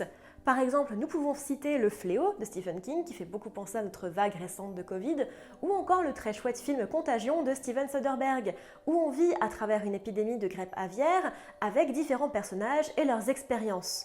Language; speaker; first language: French; native; French